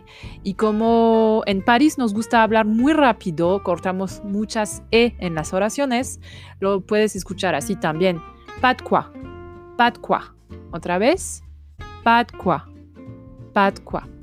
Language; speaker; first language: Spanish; non-native, fluent; French